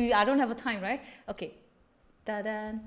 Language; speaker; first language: English; non-native, fluent; Korean